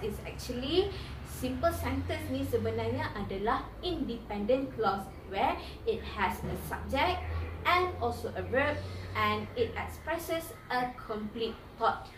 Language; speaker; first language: English; non-native, local second language; Malay